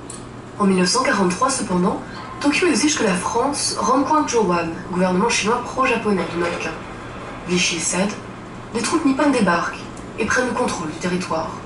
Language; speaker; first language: French; native; French